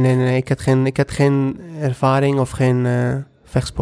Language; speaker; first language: Dutch; non-native, fluent; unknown